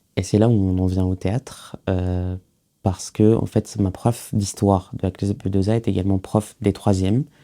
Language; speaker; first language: French; early bilingual, other home language; Arabic